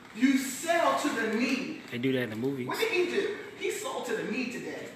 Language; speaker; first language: English; native; English